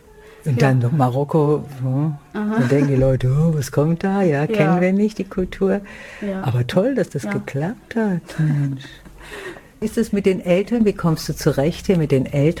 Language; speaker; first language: German; native; German